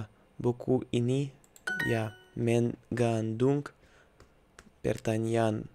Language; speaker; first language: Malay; non-native, learner; Russian